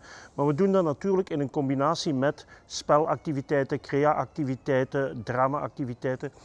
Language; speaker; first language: Dutch; native; Dutch